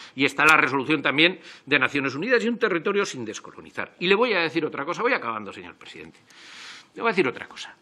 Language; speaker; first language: Spanish; native; Spanish